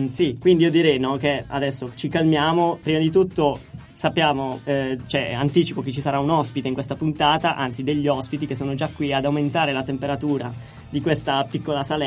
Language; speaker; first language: Italian; native; Italian